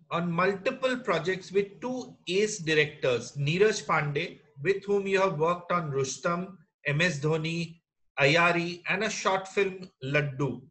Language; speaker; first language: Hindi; non-native, local second language; Bangla